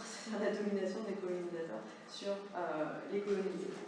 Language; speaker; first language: French; native; French